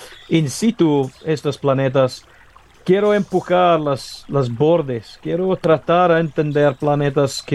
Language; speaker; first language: Spanish; non-native, fluent; English